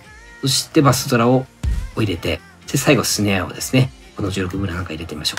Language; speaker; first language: Japanese; native; Japanese